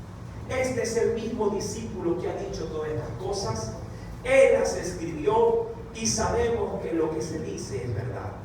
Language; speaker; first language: Spanish; native; Spanish